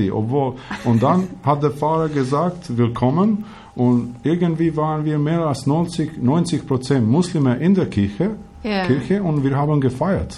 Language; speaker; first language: German; non-native, learner; Albanian